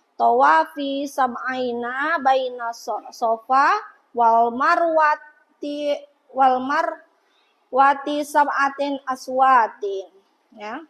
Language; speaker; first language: Arabic; non-native, learner; Indonesian